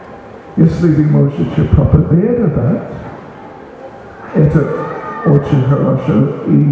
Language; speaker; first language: Russian; non-native, learner; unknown